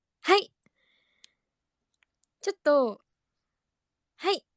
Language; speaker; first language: Japanese; native; Japanese